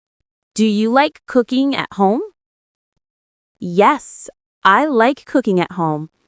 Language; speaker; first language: English; non-native, learner; Vietnamese